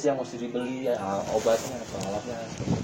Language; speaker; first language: Indonesian; native; Indonesian